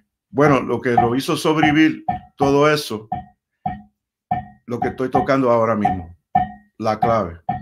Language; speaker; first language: Spanish; early bilingual, heritage; Spanish